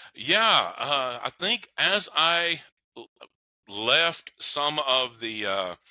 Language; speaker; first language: English; native; English